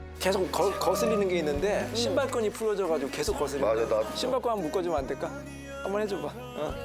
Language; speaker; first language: Korean; native; Korean